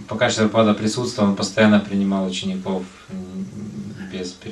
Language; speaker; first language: Russian; native; Russian